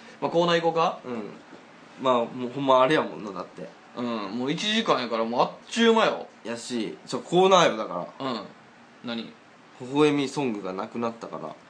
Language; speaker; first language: Japanese; native; Japanese